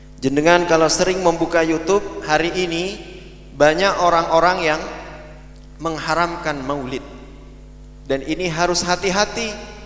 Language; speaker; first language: Indonesian; non-native, local second language; Madurese